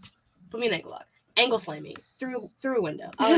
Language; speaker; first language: English; native; English